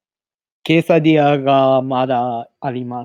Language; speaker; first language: Japanese; non-native, learner; English